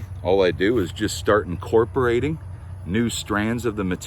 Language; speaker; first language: English; native; English